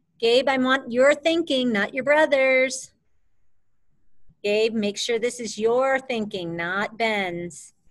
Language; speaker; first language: English; native; English